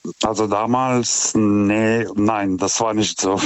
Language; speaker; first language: German; non-native, fluent; Lithuanian